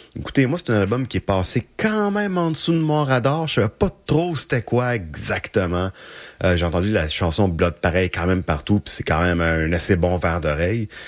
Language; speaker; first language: French; native; French